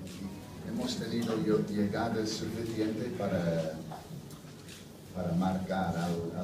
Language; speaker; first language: Spanish; non-native, fluent; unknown